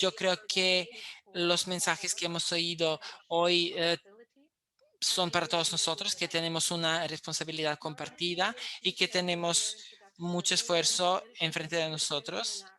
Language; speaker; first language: Spanish; non-native, fluent; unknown